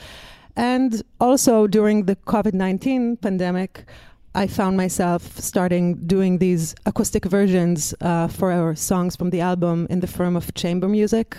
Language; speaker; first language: English; non-native, fluent; Hebrew